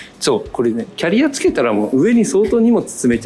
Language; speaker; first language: Japanese; native; Japanese